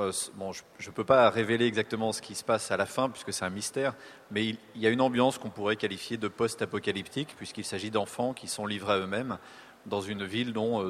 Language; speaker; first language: French; native; French